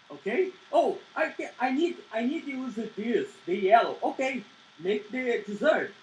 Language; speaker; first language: English; non-native, learner; Portuguese